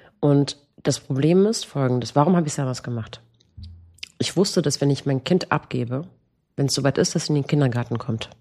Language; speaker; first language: German; native; German